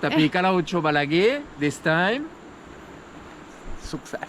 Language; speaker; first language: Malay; non-native, fluent; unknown